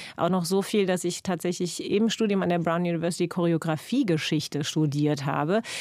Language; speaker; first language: German; non-native, fluent; English